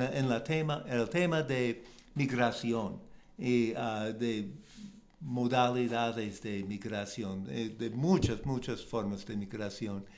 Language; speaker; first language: Spanish; non-native, learner; English